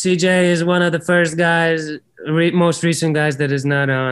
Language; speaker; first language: English; non-native, fluent; Latvian